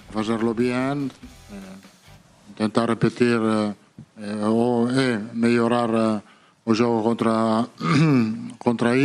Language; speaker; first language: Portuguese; non-native, learner; Italian